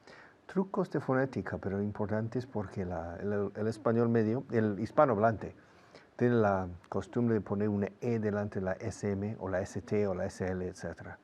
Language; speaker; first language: Spanish; non-native, fluent; English